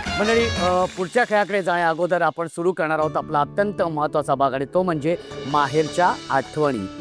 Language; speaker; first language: Marathi; native; Marathi